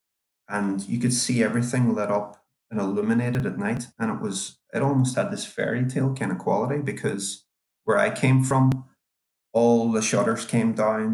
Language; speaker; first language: English; native; English